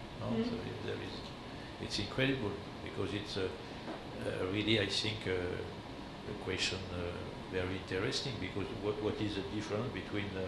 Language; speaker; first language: English; non-native, learner; French